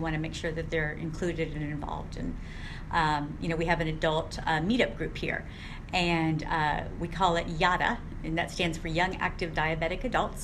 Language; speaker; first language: English; native; English